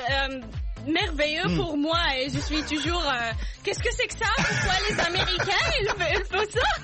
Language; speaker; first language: French; non-native, learner; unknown